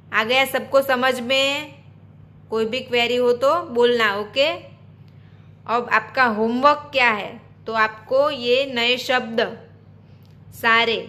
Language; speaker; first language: Hindi; non-native, local second language; Gujarati